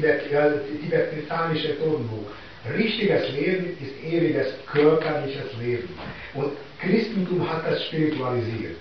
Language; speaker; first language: German; non-native, fluent; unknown